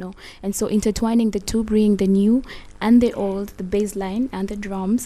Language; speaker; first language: English; non-native, local second language; Luo (Kenya and Tanzania)